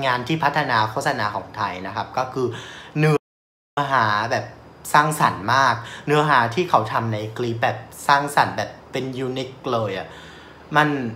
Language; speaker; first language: Thai; non-native, fluent; Vietnamese